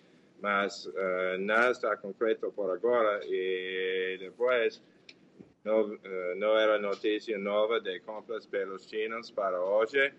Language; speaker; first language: Portuguese; non-native, fluent; English